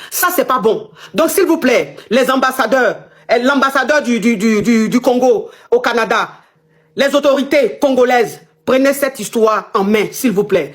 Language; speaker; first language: French; non-native, local second language; Lingala